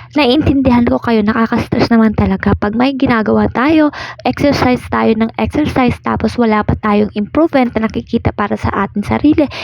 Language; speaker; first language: Filipino; non-native, local second language; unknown